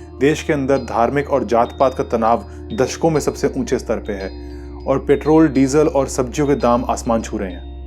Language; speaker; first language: Hindi; native; Hindi